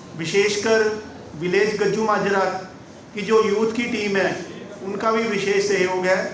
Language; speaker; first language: Hindi; non-native, local second language; Punjabi